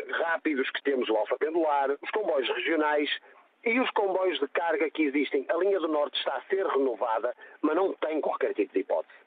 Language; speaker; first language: Portuguese; native; Portuguese